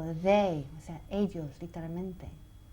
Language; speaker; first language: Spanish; non-native, fluent; English